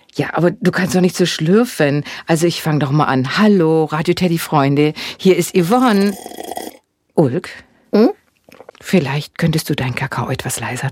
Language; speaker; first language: German; native; German